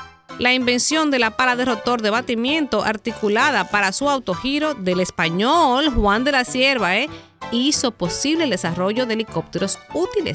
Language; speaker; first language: Spanish; native; Spanish